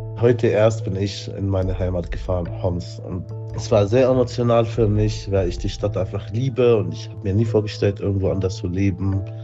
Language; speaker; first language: German; non-native, fluent; Arabic